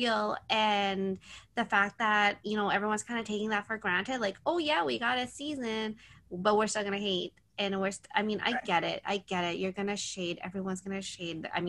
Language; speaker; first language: English; native; English